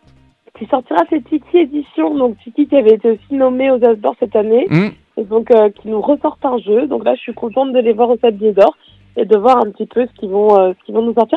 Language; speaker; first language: French; native; French